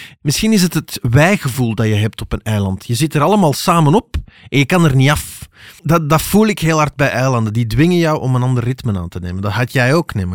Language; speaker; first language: Dutch; native; Dutch